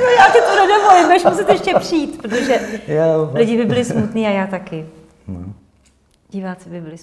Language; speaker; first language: Czech; native; Czech